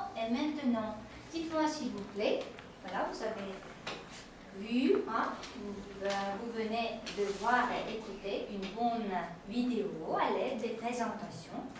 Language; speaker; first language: French; non-native, fluent; Uzbek